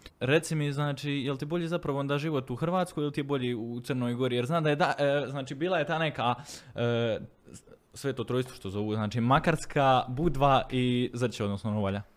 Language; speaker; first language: Croatian; native; Croatian